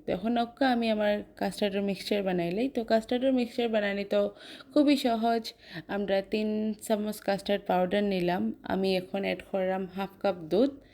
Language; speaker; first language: Bangla; native; Bangla